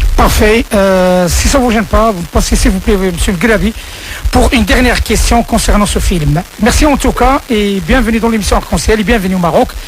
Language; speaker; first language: French; non-native, local second language; Arabic